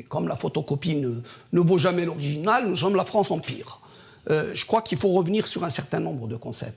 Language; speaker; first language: French; non-native, local second language; Kabyle